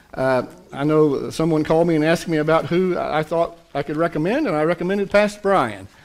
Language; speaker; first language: English; native; English